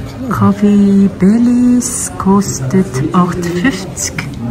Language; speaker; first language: German; non-native, learner; Tibetan